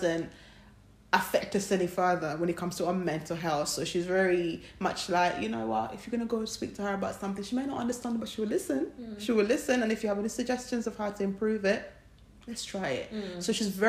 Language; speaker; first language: English; non-native, local second language; Ganda